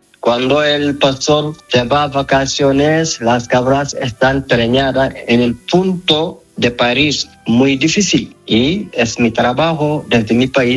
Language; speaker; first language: Spanish; non-native, learner; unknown